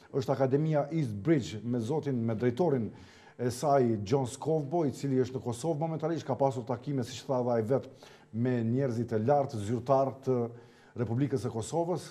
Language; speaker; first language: Albanian; native; Albanian